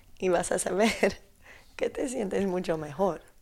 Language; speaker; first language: Spanish; non-native, learner; Polish